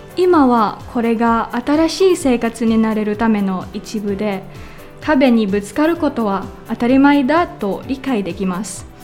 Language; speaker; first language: Japanese; non-native, learner; Filipino